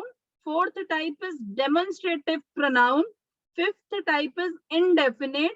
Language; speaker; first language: English; non-native, local second language; Hindi